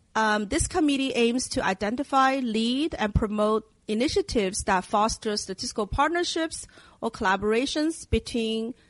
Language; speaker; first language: English; non-native, fluent; Chinese